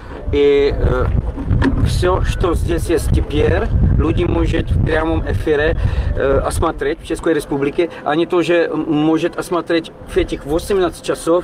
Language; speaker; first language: Russian; non-native, learner; Czech